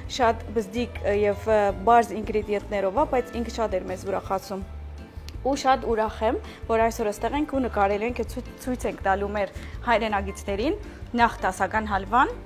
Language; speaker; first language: Armenian; early bilingual, heritage; Armenian